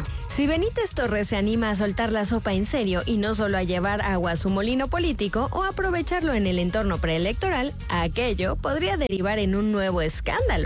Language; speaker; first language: Spanish; native; Spanish